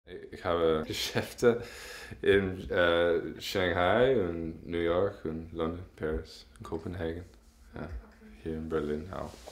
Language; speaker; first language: German; non-native, learner; English